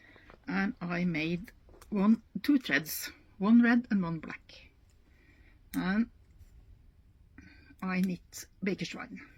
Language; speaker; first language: English; non-native, learner; Norwegian